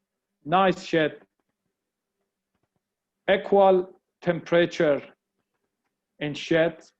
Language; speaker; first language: English; non-native, learner; Persian